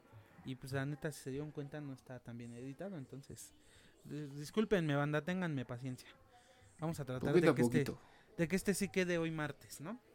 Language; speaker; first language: Spanish; native; Spanish